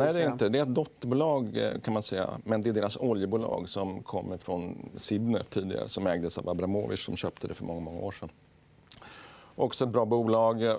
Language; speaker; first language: Swedish; native; Swedish